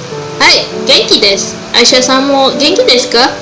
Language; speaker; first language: Japanese; non-native, learner; Malay